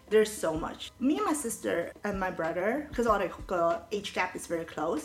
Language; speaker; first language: English; early bilingual, other home language; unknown